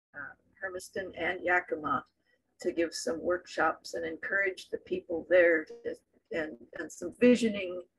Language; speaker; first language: English; native; English